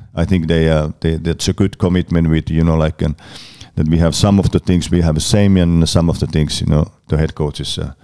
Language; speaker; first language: English; non-native, learner; Finnish